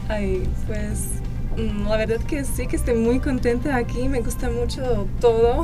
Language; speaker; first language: Spanish; non-native, fluent; Slovak